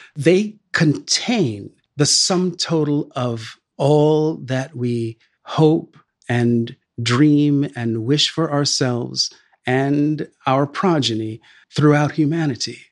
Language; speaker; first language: English; native; English